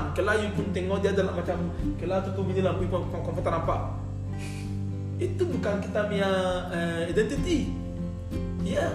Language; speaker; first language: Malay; non-native, learner; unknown